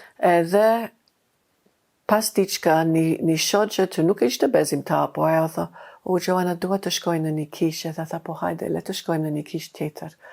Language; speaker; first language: Albanian; non-native, fluent; English